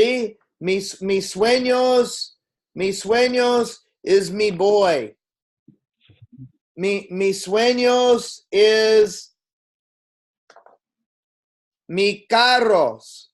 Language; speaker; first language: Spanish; non-native, learner; English